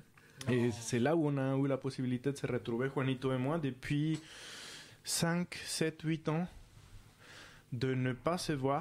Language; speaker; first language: French; non-native, fluent; Spanish